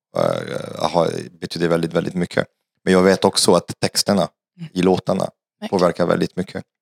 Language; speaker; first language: Swedish; non-native, fluent; French